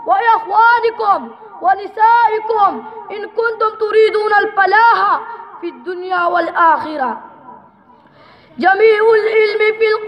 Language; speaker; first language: Arabic; non-native, learner; Urdu